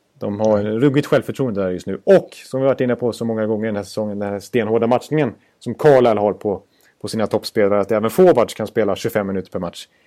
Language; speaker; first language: Swedish; native; Swedish